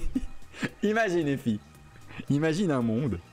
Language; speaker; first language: French; native; French